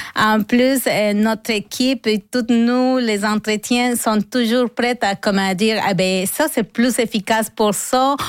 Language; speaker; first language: French; non-native, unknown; Spanish